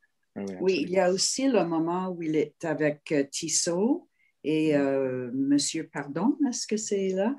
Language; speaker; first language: French; non-native, fluent; English